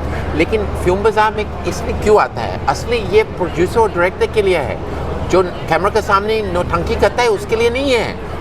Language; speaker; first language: Hindi; non-native, learner; English